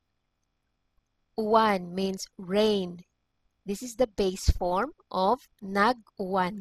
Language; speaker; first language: English; non-native, local second language; Cebuano